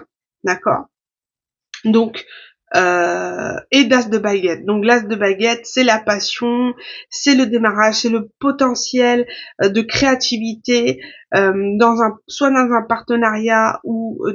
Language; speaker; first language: French; native; French